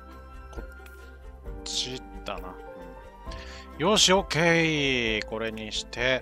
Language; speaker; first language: Japanese; native; Japanese